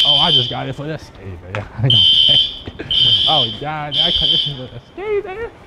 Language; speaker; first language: English; native; English